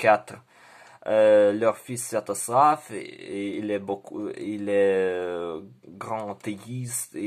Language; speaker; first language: French; non-native, learner; Ukrainian